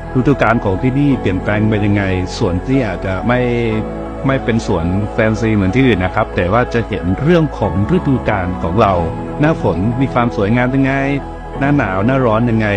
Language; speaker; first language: Thai; native; Thai